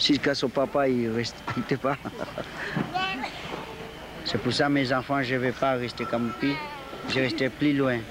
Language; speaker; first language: French; non-native, local second language; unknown